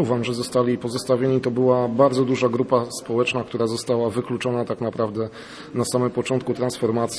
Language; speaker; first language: Polish; native; Polish